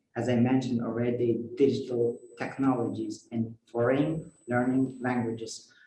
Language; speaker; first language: English; non-native, fluent; Kazakh